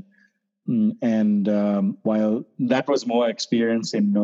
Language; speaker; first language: English; non-native, local second language; Sinhala